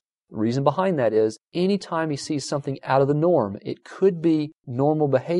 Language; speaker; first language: English; native; English